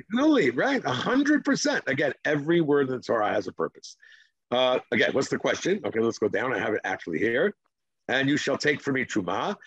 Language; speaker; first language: English; non-native, fluent; Hebrew